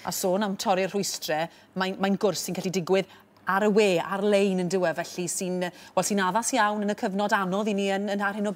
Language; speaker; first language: Welsh; native; Welsh